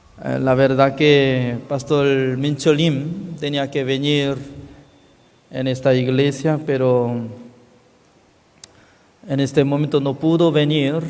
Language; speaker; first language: Spanish; non-native, fluent; Korean